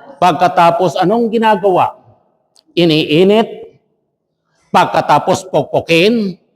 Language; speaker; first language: Filipino; non-native, local second language; Chavacano